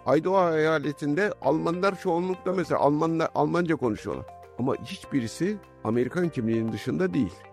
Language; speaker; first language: Turkish; native; Turkish